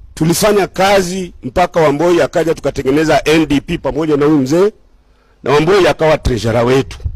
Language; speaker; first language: Swahili; non-native, local second language; Kikuyu